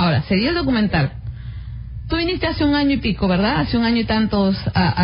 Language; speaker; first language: Spanish; native; Spanish